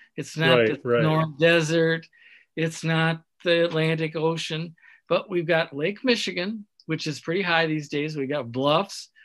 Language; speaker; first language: English; native; English